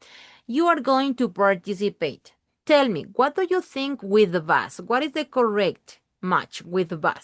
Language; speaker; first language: English; non-native, learner; Spanish